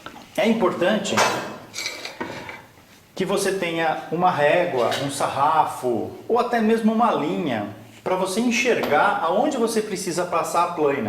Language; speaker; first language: Portuguese; native; Portuguese